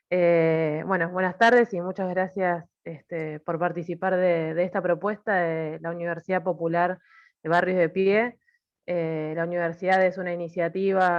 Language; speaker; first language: Spanish; native; Spanish